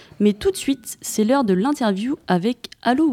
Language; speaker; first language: French; native; French